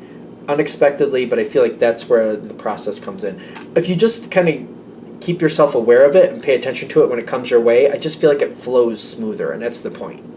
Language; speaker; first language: English; native; English